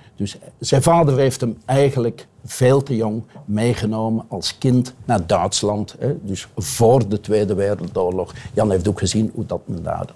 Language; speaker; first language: Dutch; native; Dutch